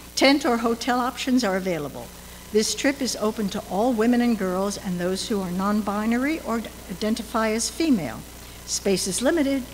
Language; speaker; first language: English; native; English